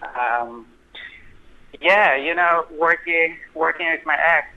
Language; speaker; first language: English; non-native, fluent; Hebrew